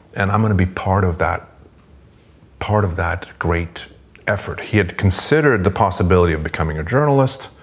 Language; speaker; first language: English; non-native, fluent; Swedish